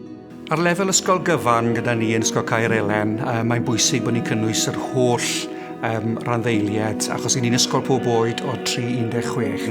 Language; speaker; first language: Welsh; native; Welsh